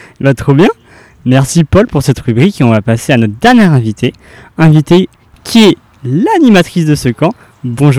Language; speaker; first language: French; native; French